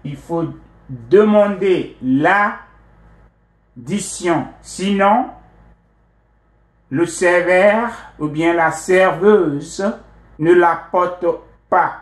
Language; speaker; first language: French; non-native, fluent; English